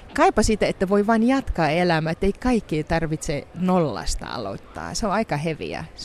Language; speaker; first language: Finnish; non-native, fluent; Arabic